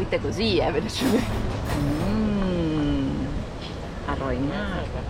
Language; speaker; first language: Italian; native; Italian